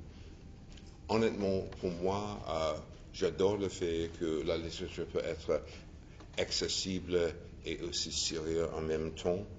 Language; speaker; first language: French; non-native, fluent; English